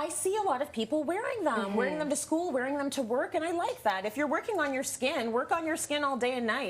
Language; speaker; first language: English; native; English